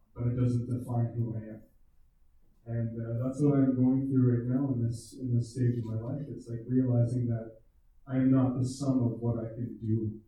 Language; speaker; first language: English; native; English